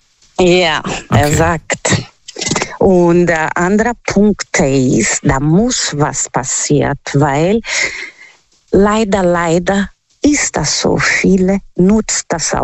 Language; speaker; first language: German; non-native, fluent; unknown